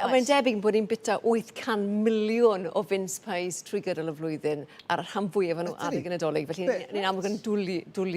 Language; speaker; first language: Welsh; native; Welsh